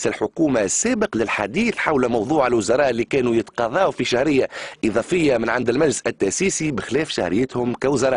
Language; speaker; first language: Arabic; native; Arabic